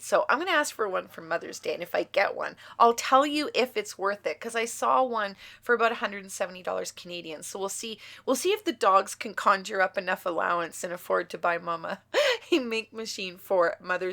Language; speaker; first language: English; native; English